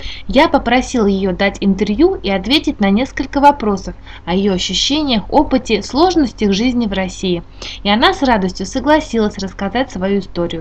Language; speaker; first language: Russian; native; Russian